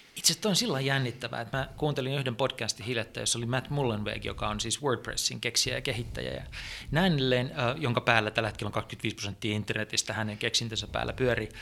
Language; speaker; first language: Finnish; native; Finnish